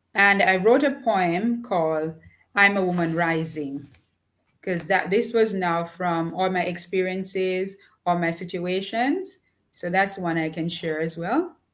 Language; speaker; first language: English; native; English